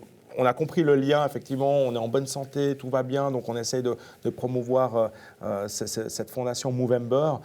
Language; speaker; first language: French; native; French